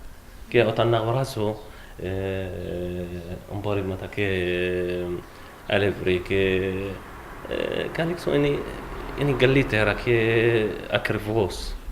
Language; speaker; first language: Greek; non-native, learner; Arabic